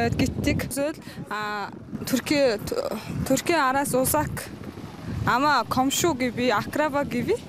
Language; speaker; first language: Turkish; non-native, learner; Mongolian